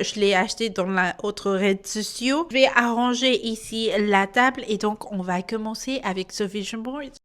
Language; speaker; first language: French; non-native, fluent; Spanish